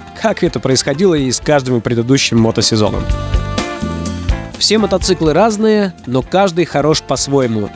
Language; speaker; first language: Russian; native; Russian